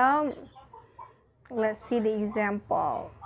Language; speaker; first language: English; non-native, fluent; Indonesian